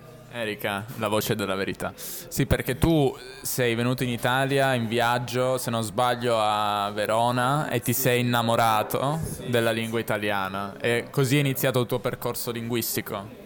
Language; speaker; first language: Italian; native; Italian